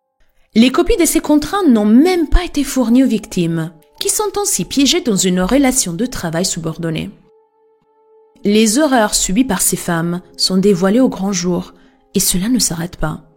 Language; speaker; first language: French; native; French